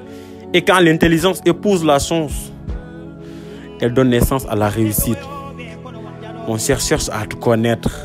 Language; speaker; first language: French; non-native, local second language; Wolof